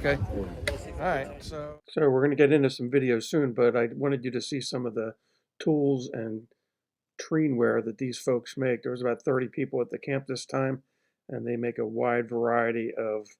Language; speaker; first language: English; native; English